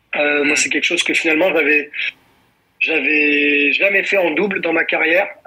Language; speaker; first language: French; native; French